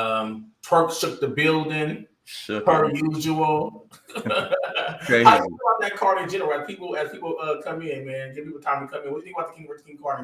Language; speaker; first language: English; native; English